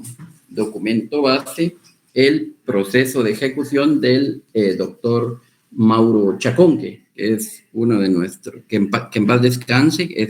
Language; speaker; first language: Spanish; native; Spanish